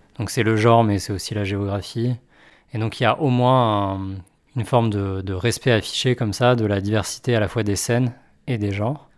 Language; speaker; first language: French; native; French